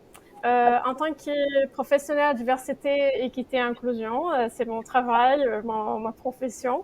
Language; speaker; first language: French; non-native, fluent; Portuguese